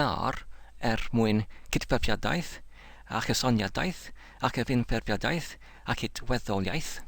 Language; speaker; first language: Welsh; non-native, learner; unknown